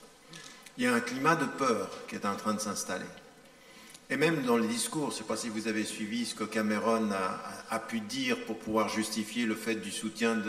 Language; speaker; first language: French; native; French